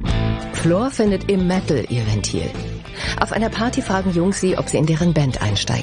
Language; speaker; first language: German; native; German